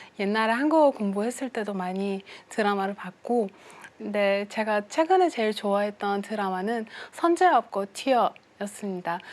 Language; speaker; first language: Korean; non-native, fluent; Persian